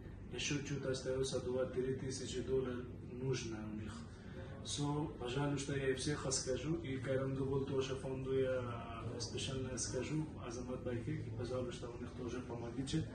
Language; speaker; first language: Russian; non-native, learner; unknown